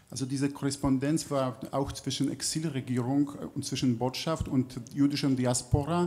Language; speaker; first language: German; non-native, fluent; Polish